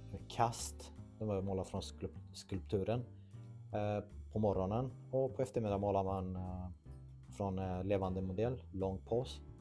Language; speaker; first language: Swedish; non-native, fluent; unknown